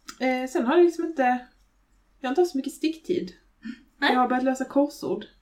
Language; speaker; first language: Swedish; native; Swedish